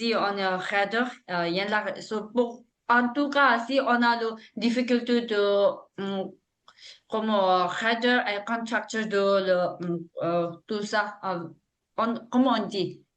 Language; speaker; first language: French; non-native, learner; Tibetan